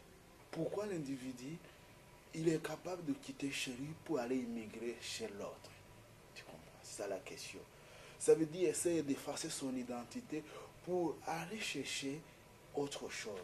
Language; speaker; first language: French; non-native, fluent; Kinyarwanda